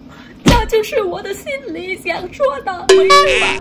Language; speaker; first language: Chinese; non-native, fluent; Thai